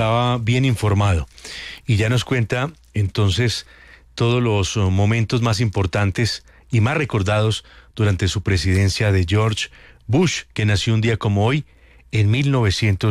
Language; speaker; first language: Spanish; native; Spanish